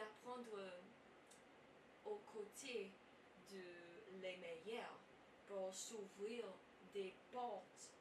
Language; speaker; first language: French; non-native, learner; English